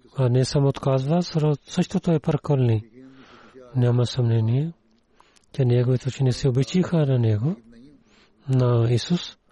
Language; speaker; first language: Bulgarian; non-native, learner; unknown